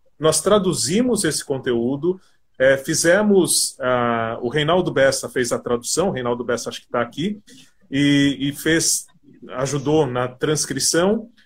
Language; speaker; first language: Portuguese; native; Portuguese